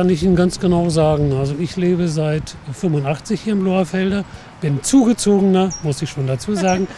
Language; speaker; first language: German; native; German